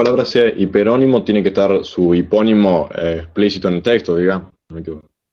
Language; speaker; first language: Spanish; native; Spanish